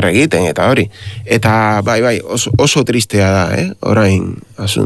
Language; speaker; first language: Basque; non-native, learner; Spanish